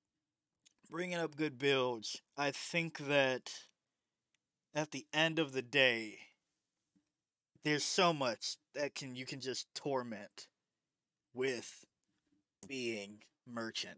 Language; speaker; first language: English; native; English